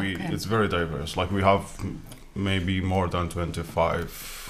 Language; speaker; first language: English; non-native, fluent; Arabic